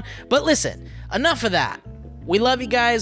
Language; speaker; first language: English; native; English